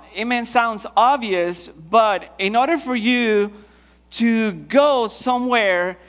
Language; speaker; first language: English; non-native, fluent; Spanish